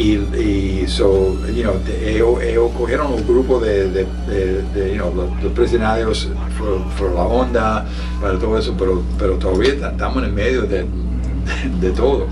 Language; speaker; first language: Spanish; early bilingual, heritage; Spanish